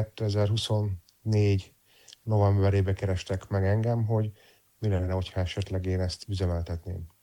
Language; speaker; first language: Hungarian; native; Hungarian